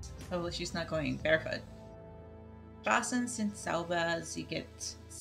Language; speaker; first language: German; non-native, learner; Spanish